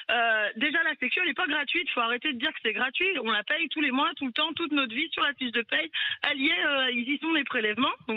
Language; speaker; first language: French; native; French